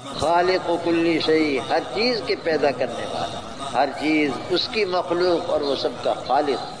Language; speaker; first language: Urdu; non-native, local second language; Saraiki